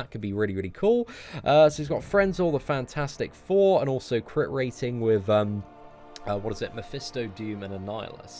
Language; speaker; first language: English; native; English